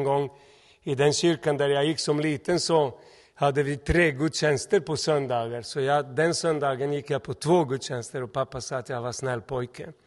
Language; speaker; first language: Swedish; non-native, fluent; Serbian